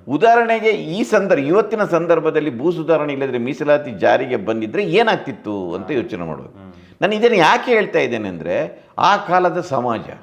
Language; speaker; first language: Kannada; non-native, local second language; Tulu